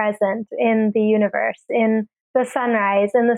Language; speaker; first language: English; native; English